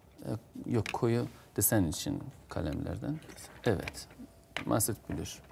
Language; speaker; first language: Turkish; non-native, fluent; Azerbaijani